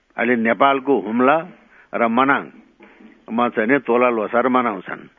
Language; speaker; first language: Nepali; non-native, local second language; Gurung